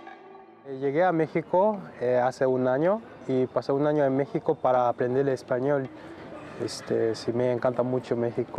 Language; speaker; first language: Spanish; non-native, learner; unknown